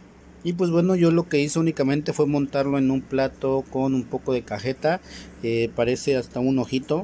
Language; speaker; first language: Spanish; native; Spanish